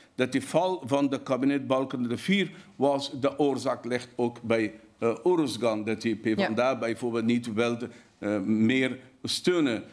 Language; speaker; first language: Dutch; non-native, fluent; Persian